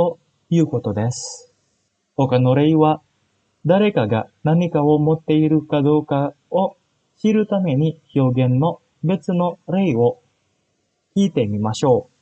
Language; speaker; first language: Japanese; non-native, fluent; Indonesian